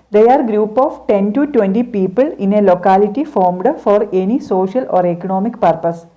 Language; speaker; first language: English; non-native, local second language; Malayalam